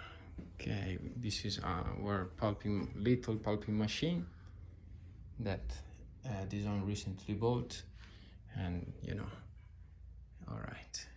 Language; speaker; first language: English; non-native, fluent; Italian